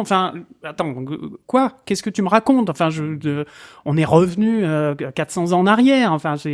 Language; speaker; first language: French; native; French